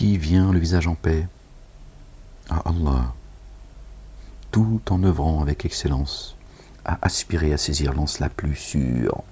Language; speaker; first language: French; native; French